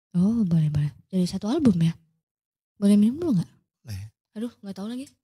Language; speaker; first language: Indonesian; native; Indonesian